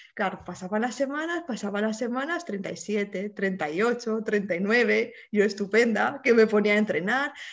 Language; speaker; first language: Spanish; non-native, fluent; Romanian